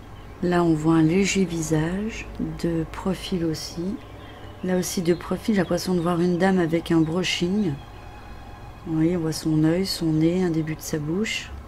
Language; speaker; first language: French; native; French